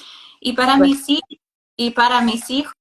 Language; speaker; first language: Spanish; non-native, fluent; English